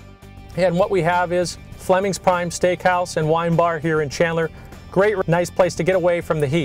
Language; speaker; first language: English; native; English